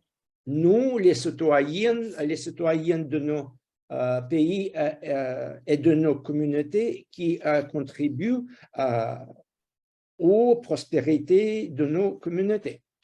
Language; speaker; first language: French; non-native, fluent; Russian